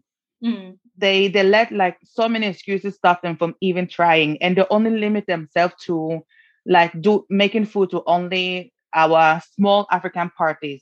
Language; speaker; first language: English; non-native, fluent; Norwegian